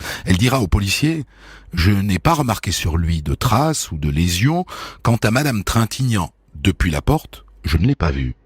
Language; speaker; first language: French; native; French